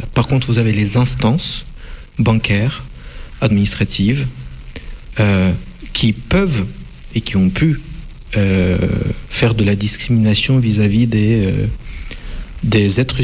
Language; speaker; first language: French; non-native, fluent; Russian